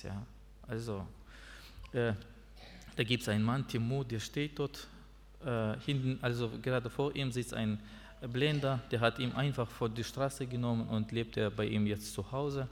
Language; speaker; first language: German; non-native, learner; Russian